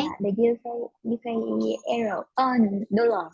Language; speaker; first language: English; non-native, learner; Vietnamese